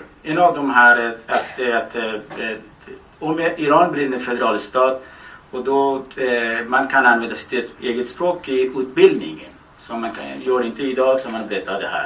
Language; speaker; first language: Swedish; non-native, fluent; Baluchi